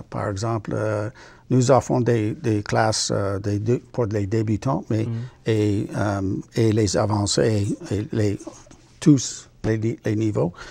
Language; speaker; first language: French; non-native, learner; English